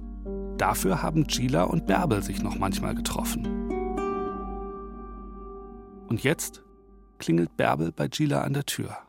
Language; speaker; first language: German; native; German